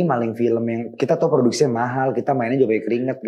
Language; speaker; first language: Indonesian; native; Indonesian